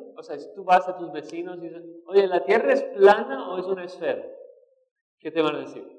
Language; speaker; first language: Spanish; non-native, fluent; English